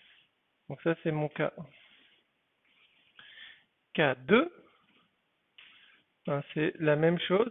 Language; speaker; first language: French; native; French